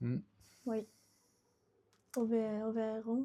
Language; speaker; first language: French; non-native, learner; Japanese